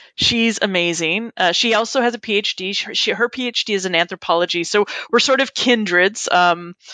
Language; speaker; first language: English; native; English